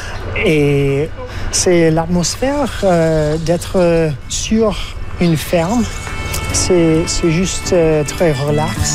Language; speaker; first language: French; non-native, fluent; English